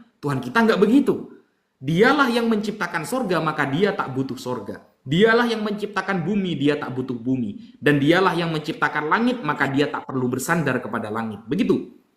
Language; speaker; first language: Indonesian; native; Indonesian